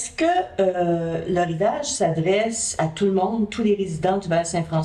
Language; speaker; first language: French; native; French